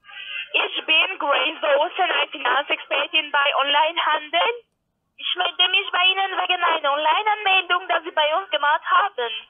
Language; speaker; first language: German; non-native, learner; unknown